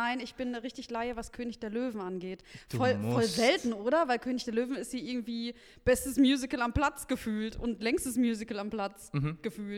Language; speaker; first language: German; native; German